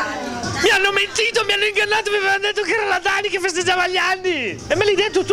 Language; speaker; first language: Italian; native; Italian